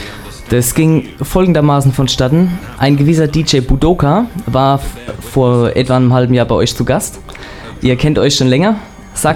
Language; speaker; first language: German; native; German